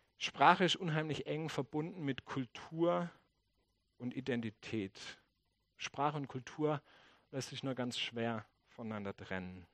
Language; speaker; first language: German; native; German